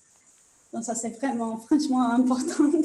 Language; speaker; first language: French; non-native, learner; Spanish